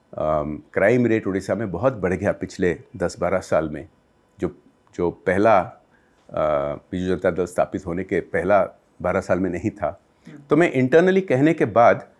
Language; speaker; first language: Hindi; non-native, local second language; Odia